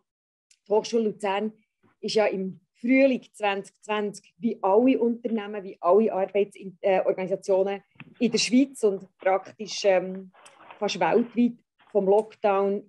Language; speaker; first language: German; native; German